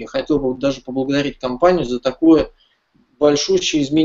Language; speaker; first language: Russian; native; Russian